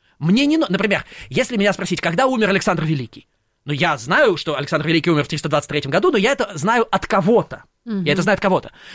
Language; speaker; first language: Russian; native; Russian